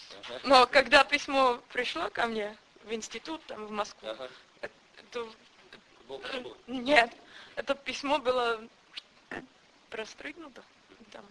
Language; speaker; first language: Russian; non-native, fluent; German